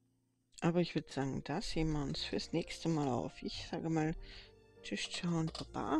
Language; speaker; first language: German; native; German